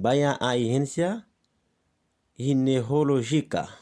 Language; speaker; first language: Spanish; non-native, learner; Haitian Creole